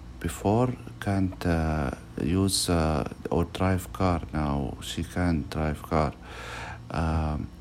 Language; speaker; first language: English; non-native, learner; Arabic